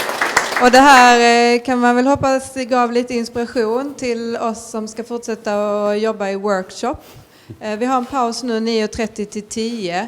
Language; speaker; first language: Swedish; native; Swedish